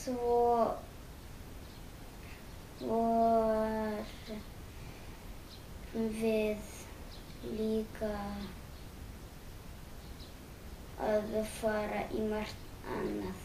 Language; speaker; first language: Icelandic; early bilingual, other home language; Russian